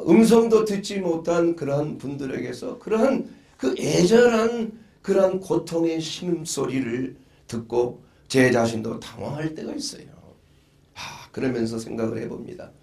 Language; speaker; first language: Korean; native; Korean